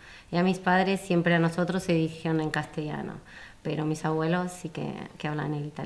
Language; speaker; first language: Spanish; native; Spanish